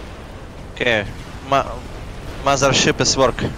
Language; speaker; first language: English; non-native, learner; Russian